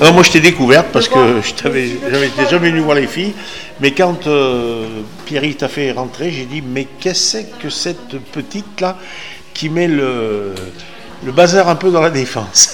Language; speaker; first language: French; native; French